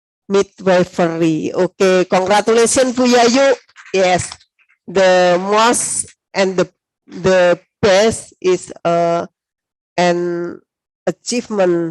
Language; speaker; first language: English; non-native, learner; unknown